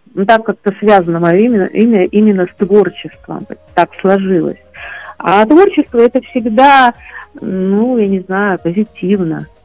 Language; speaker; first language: Russian; native; Russian